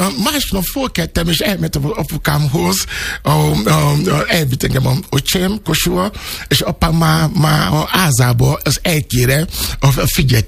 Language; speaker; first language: Hungarian; non-native, learner; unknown